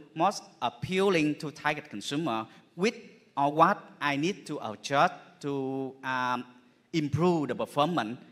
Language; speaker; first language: English; non-native, fluent; Vietnamese